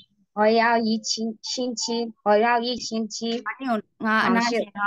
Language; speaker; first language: Chinese; non-native, learner; Burmese